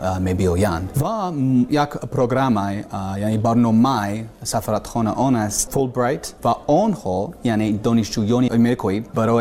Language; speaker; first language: Persian; non-native, learner; English